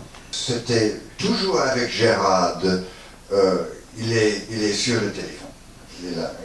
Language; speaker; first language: French; non-native, learner; English